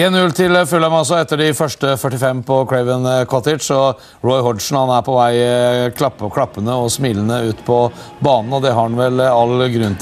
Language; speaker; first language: Norwegian; native; Norwegian